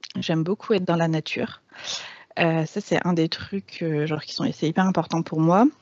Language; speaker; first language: French; native; French